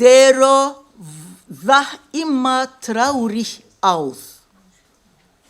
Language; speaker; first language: German; non-native, fluent; Kurdish